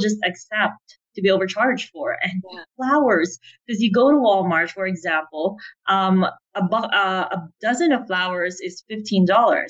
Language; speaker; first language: English; non-native, local second language; Filipino